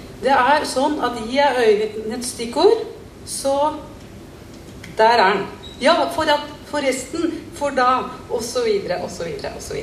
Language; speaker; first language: Norwegian; native; Norwegian